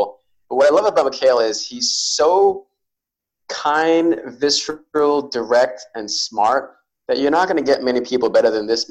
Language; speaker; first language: English; native; English